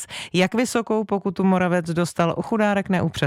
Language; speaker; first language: Czech; native; Czech